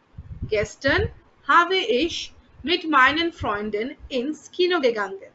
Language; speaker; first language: German; non-native, fluent; Bangla